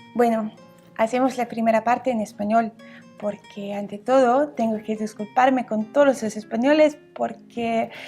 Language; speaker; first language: Spanish; non-native, learner; English